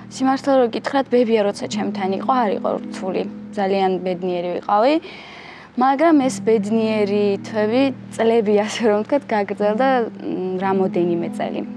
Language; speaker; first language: Georgian; non-native, local second language; Azerbaijani